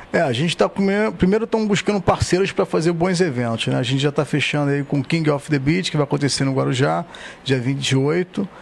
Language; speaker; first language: Portuguese; native; Portuguese